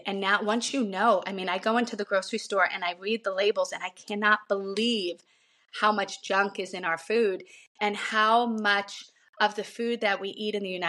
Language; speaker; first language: English; native; English